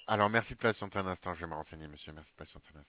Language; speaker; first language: French; native; French